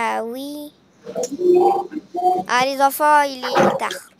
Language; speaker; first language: French; native; French